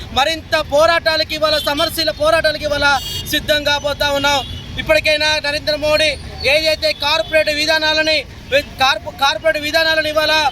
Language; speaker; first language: Telugu; native; Telugu